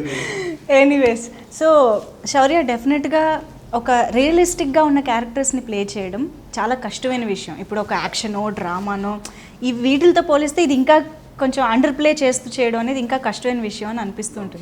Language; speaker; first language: Telugu; native; Telugu